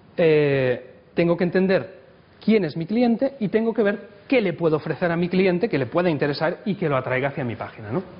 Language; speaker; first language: Spanish; non-native, local second language; Catalan